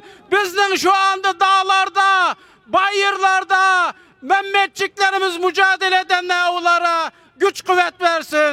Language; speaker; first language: Turkish; non-native, fluent; Uyghur